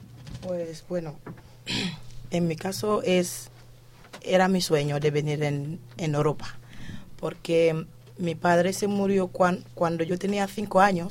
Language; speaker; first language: Spanish; non-native, fluent; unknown